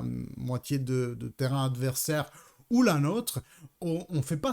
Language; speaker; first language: French; early bilingual, heritage; Italian